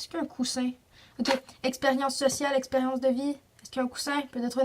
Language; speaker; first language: French; native; French